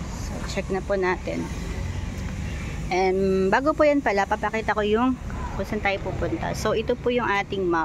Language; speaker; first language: Filipino; native; Filipino